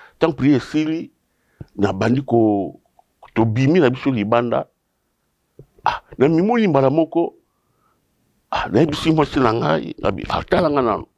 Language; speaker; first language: Lingala; non-native, local second language; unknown